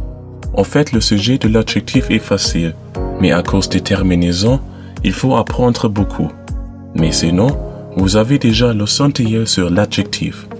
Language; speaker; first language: French; non-native, learner; German